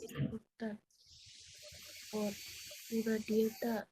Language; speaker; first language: Spanish; non-native, learner; Bangla